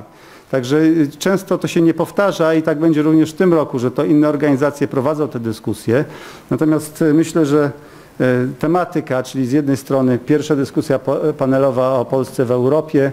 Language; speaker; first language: Polish; native; Polish